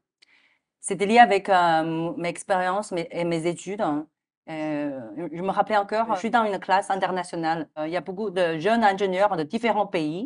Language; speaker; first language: French; non-native, fluent; Chinese